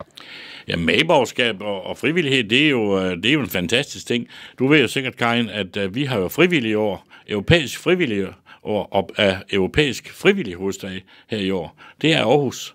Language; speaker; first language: Danish; native; Danish